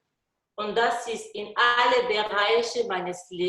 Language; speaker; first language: German; non-native, learner; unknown